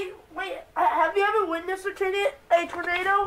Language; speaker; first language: English; native; English